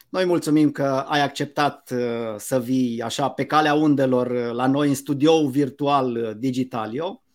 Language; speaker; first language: Romanian; native; Romanian